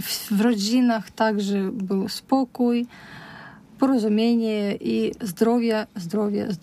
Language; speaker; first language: Polish; non-native, learner; Russian